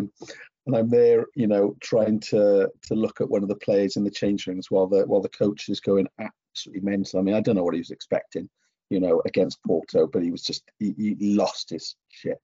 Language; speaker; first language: English; native; English